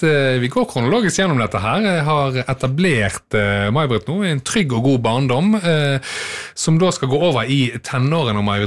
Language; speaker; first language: Norwegian; native; Norwegian